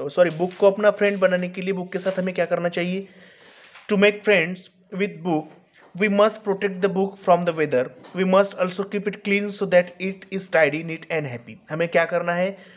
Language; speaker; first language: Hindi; non-native, local second language; Marathi